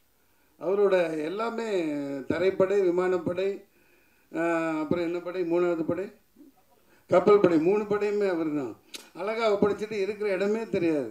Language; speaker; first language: Tamil; native; Tamil